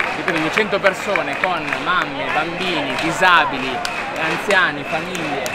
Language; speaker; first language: Italian; native; Italian